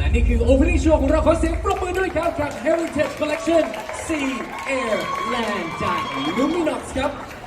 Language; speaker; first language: Thai; native; Thai